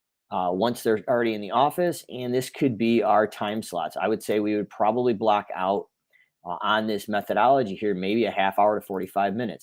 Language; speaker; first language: English; native; English